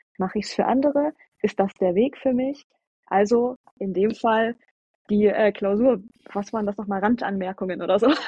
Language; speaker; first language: German; early bilingual, other home language; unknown